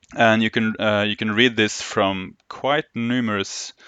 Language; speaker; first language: English; non-native, fluent; Norwegian